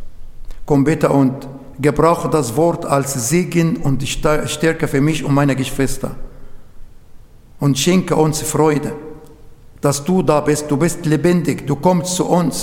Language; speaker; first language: German; non-native, learner; Arabic